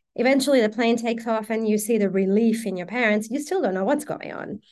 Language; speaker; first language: English; early bilingual, other home language; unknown